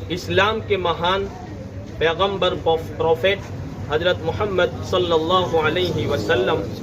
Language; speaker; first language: Urdu; non-native, local second language; Gujarati